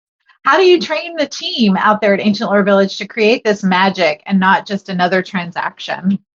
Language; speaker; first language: English; native; English